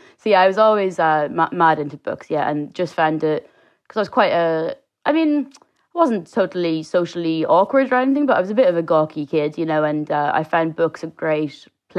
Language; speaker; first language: English; native; English